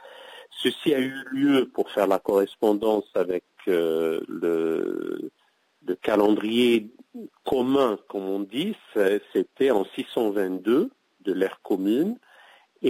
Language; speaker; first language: French; non-native, local second language; Arabic